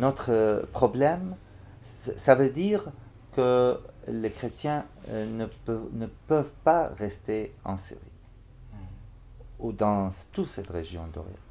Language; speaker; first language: French; non-native, fluent; Arabic